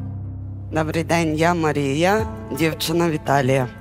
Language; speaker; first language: Ukrainian; native; Ukrainian